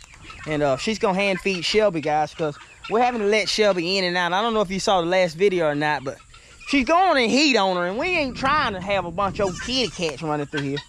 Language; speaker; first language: English; native; English